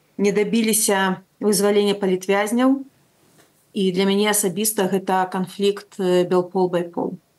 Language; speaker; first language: Belarusian; non-native, local second language; Russian